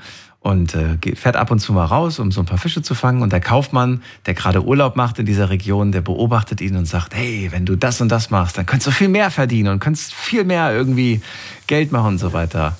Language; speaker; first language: German; native; German